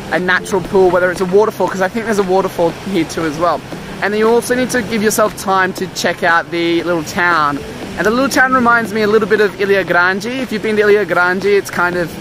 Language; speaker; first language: English; native; English